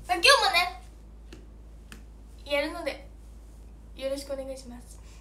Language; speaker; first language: Japanese; native; Japanese